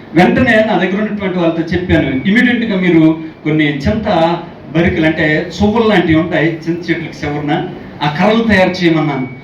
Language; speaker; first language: Telugu; non-native, local second language; Koya